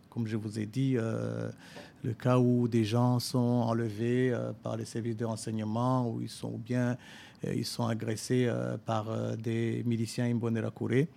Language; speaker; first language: French; non-native, local second language; Rundi